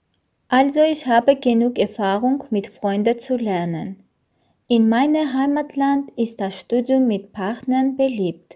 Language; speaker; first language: German; non-native, learner; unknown